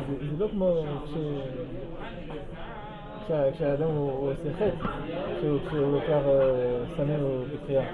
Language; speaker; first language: Hebrew; non-native, learner; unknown